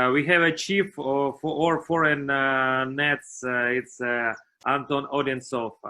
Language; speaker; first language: English; non-native, learner; Russian